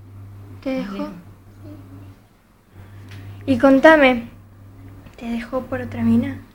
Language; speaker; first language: Spanish; native; Spanish